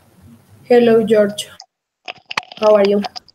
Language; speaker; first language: English; non-native, learner; Spanish